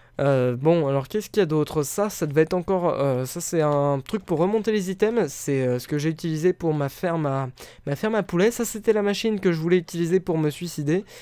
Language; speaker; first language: French; native; French